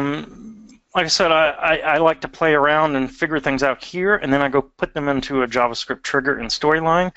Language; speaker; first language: English; native; English